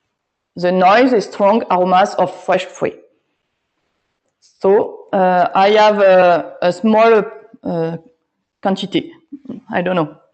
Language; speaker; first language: English; non-native, learner; French